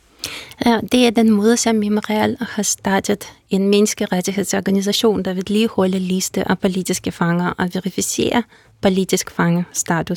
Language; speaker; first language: Danish; non-native, fluent; Russian